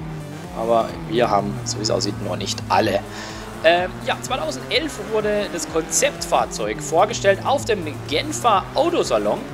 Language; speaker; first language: German; native; German